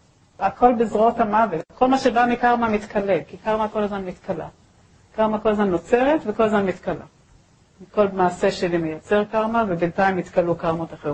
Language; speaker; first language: Hebrew; native; Hebrew